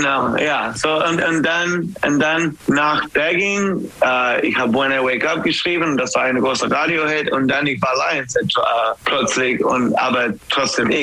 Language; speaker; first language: German; non-native, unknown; English